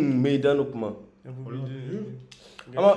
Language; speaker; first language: Turkish; non-native, learner; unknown